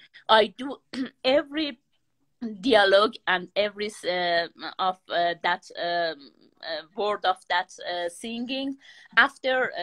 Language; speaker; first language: English; non-native, learner; Persian